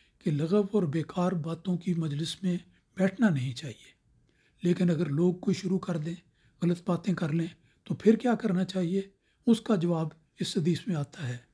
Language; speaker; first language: Urdu; native; Urdu